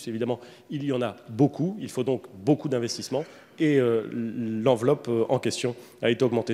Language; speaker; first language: French; native; French